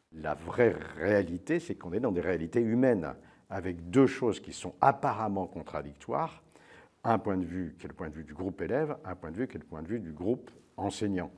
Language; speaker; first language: French; native; French